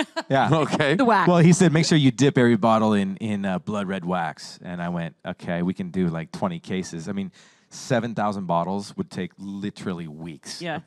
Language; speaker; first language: English; native; English